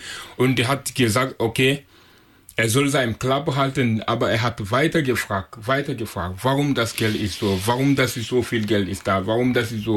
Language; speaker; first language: German; non-native, learner; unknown